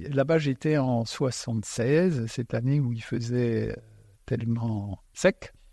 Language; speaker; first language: French; non-native, local second language; Swiss German